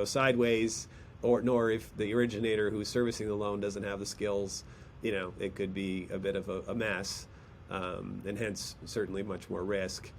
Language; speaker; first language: English; native; English